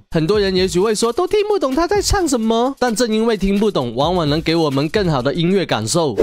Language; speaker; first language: Chinese; native; Chinese